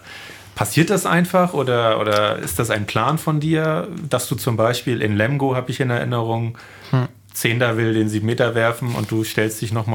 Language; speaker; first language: German; native; German